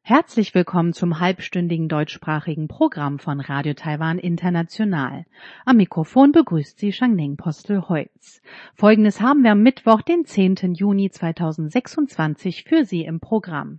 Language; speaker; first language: German; native; German